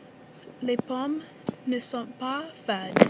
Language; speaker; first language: French; non-native, learner; English